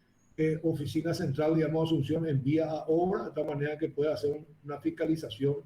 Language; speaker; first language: Spanish; native; Spanish